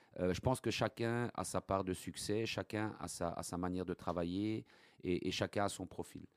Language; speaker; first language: French; early bilingual, other home language; Italian